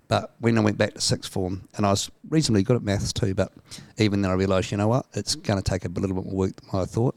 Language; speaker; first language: English; native; English